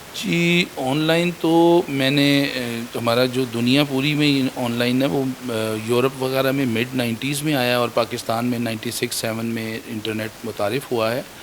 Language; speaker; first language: Urdu; native; Urdu